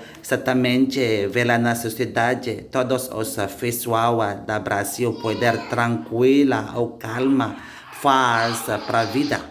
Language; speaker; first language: Portuguese; non-native, learner; Indonesian